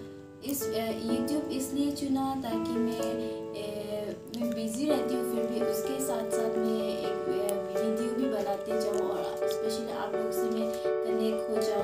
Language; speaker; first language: Hindi; non-native, local second language; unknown